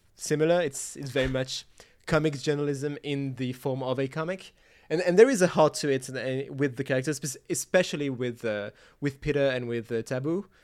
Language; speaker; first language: English; non-native, fluent; French